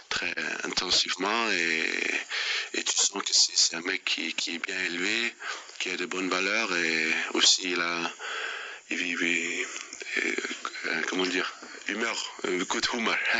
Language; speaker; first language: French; non-native, fluent; Danish